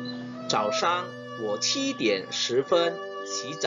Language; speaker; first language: Chinese; non-native, fluent; Indonesian